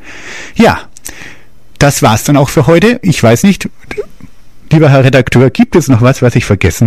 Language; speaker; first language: German; native; German